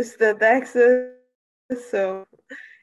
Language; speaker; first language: English; non-native, learner; Portuguese